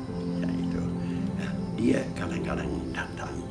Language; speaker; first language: Indonesian; non-native, fluent; Dutch